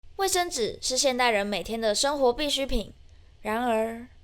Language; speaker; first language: Chinese; native; Chinese